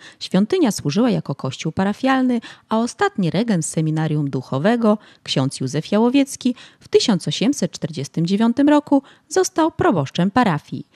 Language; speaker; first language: Polish; early bilingual, heritage; Polish